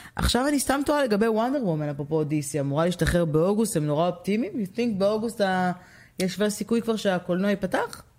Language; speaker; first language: Hebrew; native; Hebrew